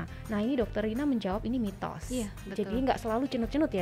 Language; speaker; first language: Indonesian; native; Indonesian